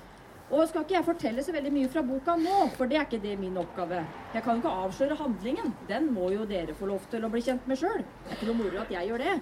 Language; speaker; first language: Norwegian; native; Norwegian